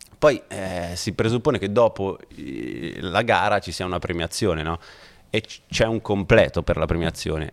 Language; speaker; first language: Italian; native; Italian